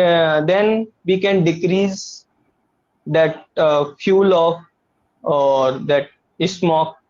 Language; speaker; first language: English; non-native, learner; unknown